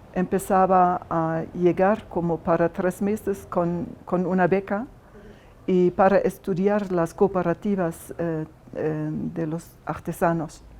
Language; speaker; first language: Spanish; non-native, fluent; German